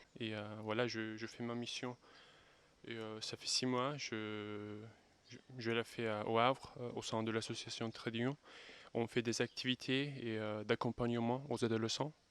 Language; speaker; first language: French; non-native, fluent; Turkish